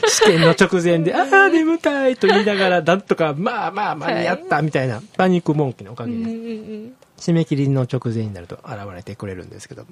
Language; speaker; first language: Japanese; native; Japanese